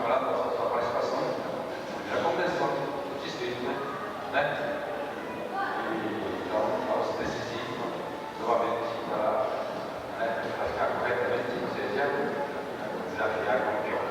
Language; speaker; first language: Portuguese; non-native, learner; Japanese